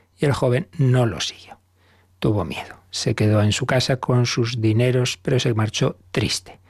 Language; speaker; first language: Spanish; native; Spanish